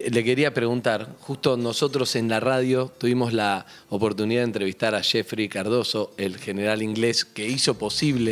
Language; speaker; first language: Spanish; native; Spanish